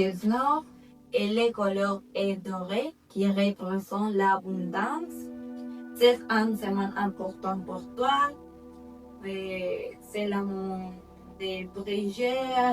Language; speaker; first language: French; non-native, learner; Spanish